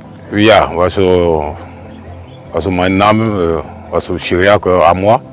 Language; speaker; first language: German; non-native, learner; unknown